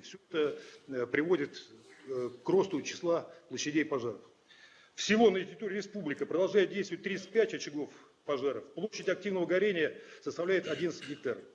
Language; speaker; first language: Russian; native; Russian